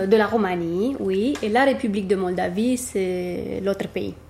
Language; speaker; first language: French; non-native, fluent; Romanian